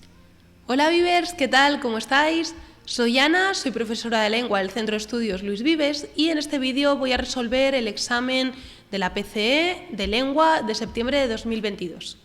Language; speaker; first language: Spanish; native; Spanish